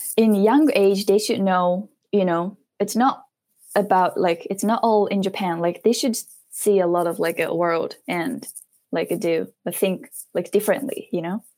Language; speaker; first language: English; non-native, fluent; Japanese